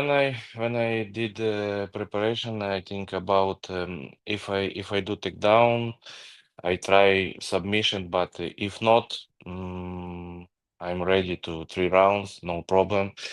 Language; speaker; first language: English; non-native, learner; Ukrainian